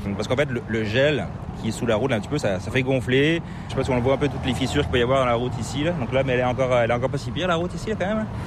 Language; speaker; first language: French; native; French